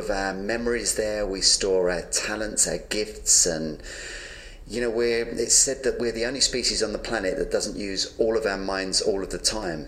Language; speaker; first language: English; native; English